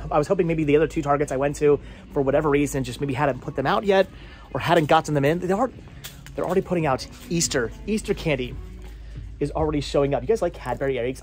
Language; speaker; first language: English; native; English